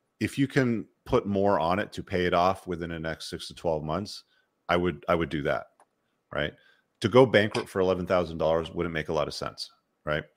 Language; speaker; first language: English; native; English